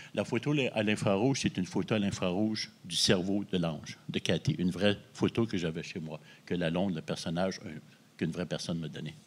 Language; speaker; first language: French; native; French